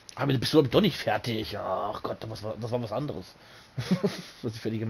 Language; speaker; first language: German; native; German